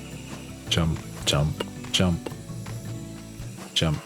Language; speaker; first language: English; native; English